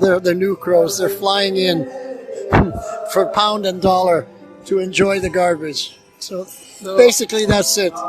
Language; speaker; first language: English; native; English